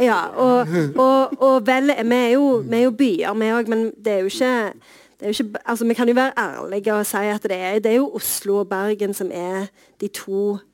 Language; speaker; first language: Norwegian; native; Norwegian